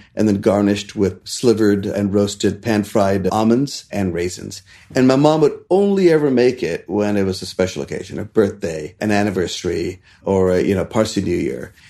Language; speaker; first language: English; non-native, local second language; Hindi